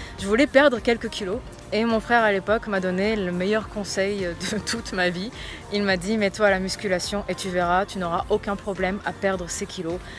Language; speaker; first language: French; early bilingual, other home language; Portuguese